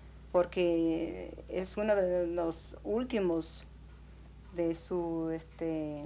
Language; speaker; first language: Spanish; non-native, fluent; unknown